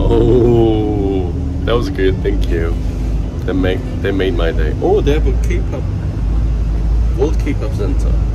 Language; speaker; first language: English; non-native, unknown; Korean